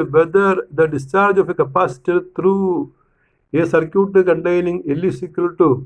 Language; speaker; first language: English; non-native, local second language; Malayalam